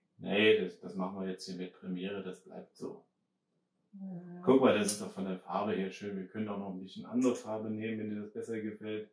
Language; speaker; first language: German; native; German